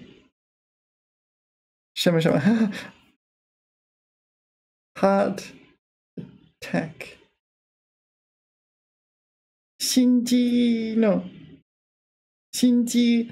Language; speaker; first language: Chinese; non-native, learner; English